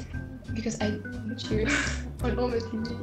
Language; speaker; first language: English; non-native, learner; Polish